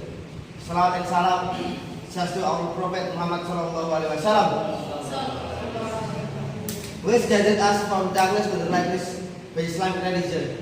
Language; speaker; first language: English; non-native, learner; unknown